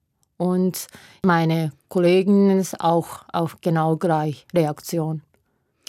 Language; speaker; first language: German; non-native, learner; Japanese